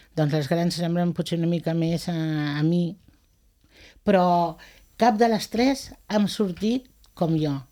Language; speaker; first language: Catalan; non-native, local second language; Spanish